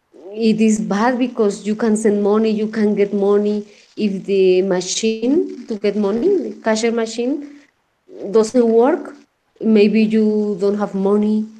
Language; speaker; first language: English; non-native, learner; Spanish